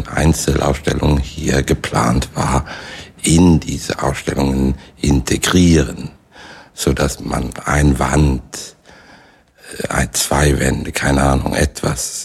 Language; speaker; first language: German; non-native, fluent; Swedish